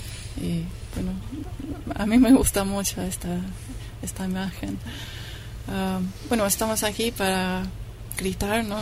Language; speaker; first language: Spanish; non-native, fluent; English